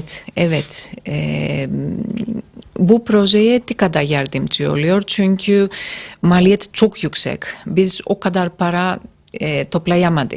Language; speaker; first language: Turkish; non-native, fluent; Greek